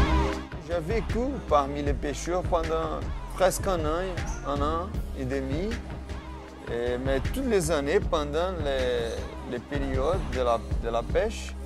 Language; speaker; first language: French; non-native, fluent; Portuguese